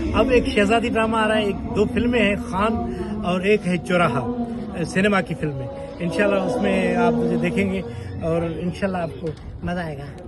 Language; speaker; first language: Urdu; non-native, local second language; Sindhi